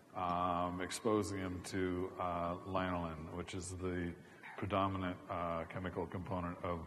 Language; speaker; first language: English; native; English